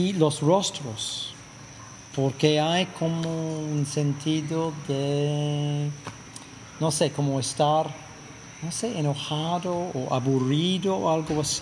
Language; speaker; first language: Spanish; non-native, fluent; English